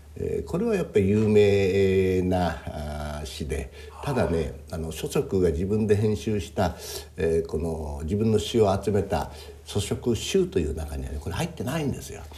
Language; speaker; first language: Japanese; native; Japanese